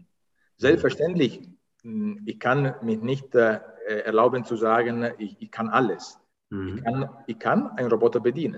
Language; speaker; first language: German; non-native, fluent; Italian